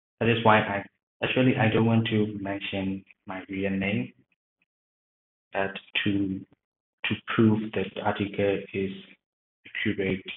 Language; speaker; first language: English; non-native, learner; Burmese